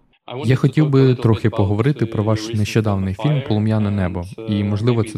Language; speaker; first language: Ukrainian; native; Ukrainian